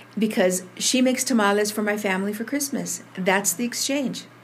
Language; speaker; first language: English; early bilingual, other home language; Spanish